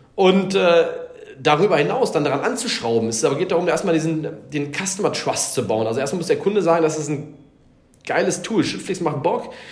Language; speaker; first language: German; native; German